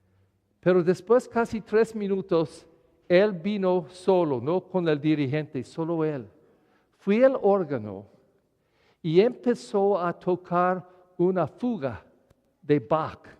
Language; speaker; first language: Spanish; non-native, learner; English